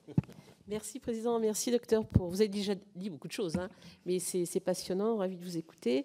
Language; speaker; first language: French; native; French